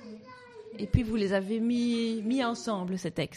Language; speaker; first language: French; native; French